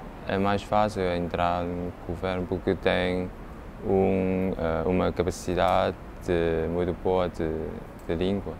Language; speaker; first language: Portuguese; non-native, learner; Cantonese